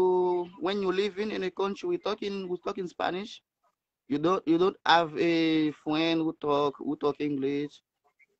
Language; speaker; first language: English; non-native, learner; Haitian Creole